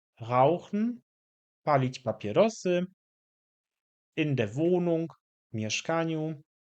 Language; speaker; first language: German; non-native, fluent; Polish